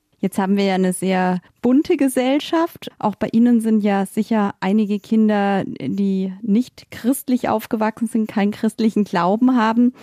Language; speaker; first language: German; native; German